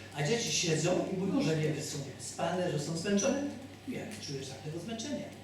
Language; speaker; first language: Polish; native; Polish